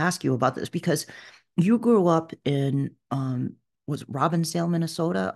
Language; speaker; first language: English; early bilingual, other home language; Portuguese